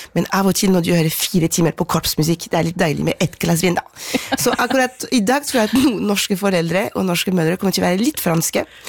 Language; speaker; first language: Norwegian; non-native, fluent; French